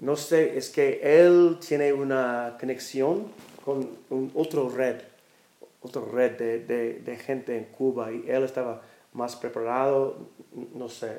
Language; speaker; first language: Spanish; non-native, fluent; English